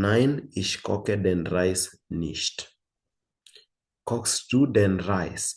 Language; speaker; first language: German; non-native, fluent; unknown